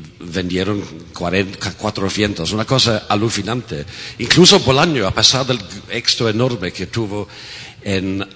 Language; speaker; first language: Spanish; non-native, fluent; English